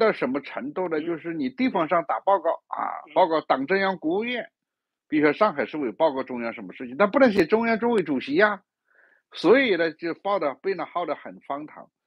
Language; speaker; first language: Chinese; native; Chinese